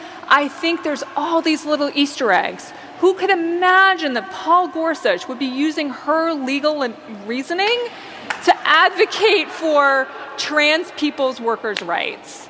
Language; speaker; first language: English; native; English